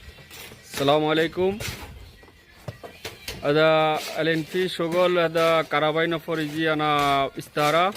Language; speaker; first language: Arabic; non-native, learner; Bangla